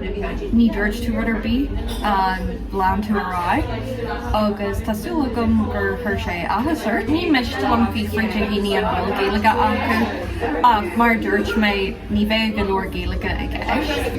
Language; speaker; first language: Irish; non-native, local second language; English